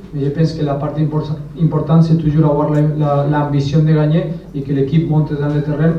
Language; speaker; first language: French; non-native, learner; Spanish